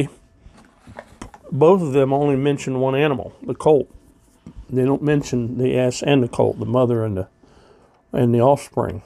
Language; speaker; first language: English; native; English